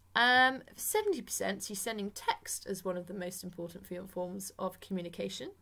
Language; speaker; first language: English; native; English